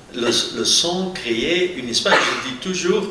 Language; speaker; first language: French; non-native, local second language; Dutch